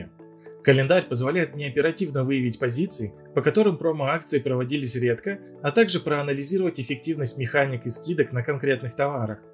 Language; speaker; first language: Russian; native; Russian